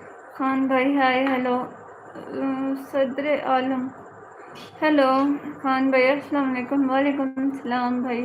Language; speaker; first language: Urdu; non-native, local second language; Punjabi